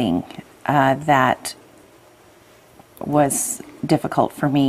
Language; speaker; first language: English; native; English